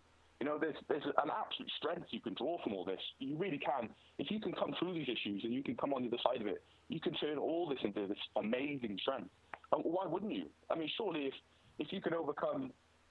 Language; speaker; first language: English; native; English